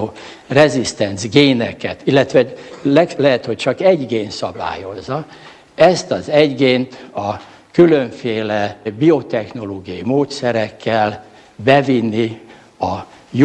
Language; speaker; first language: Hungarian; native; Hungarian